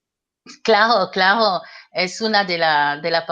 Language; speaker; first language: Spanish; non-native, learner; French